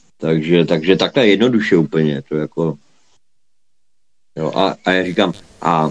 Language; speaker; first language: Czech; native; Czech